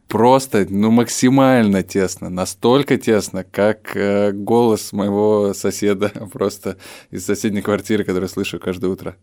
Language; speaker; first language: Russian; native; Russian